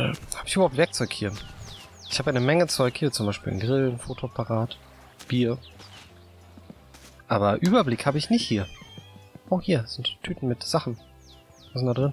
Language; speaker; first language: German; native; German